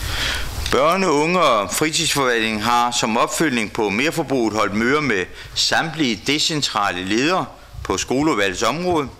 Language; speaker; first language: Danish; native; Danish